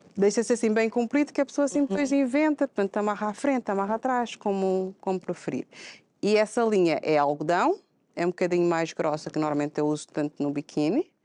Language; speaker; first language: Portuguese; non-native, local second language; Kabuverdianu